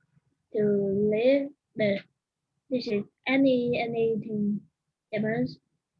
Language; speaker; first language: English; non-native, learner; Vietnamese